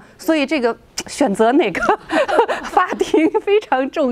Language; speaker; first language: Chinese; native; Chinese